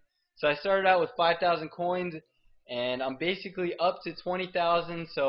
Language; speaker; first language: English; native; English